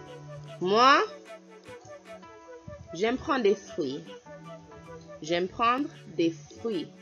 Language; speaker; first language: French; non-native, fluent; English